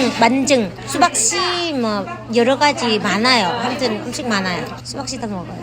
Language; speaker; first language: Korean; non-native, fluent; Vietnamese